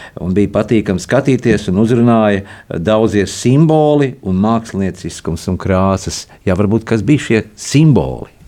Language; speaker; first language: Latvian; native; Latvian